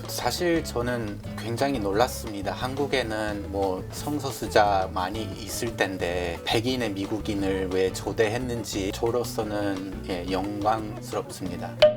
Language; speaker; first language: Korean; non-native, fluent; English